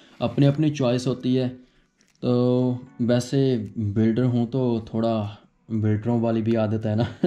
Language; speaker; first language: Hindi; native; Hindi